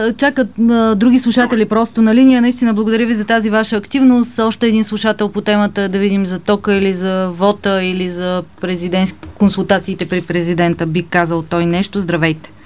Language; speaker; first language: Bulgarian; native; Bulgarian